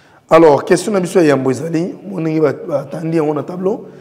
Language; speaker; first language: French; non-native, local second language; Lingala